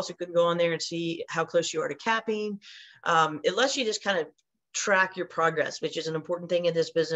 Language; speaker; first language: English; native; English